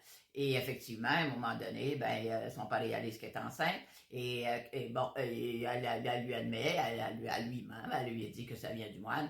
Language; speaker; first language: French; native; French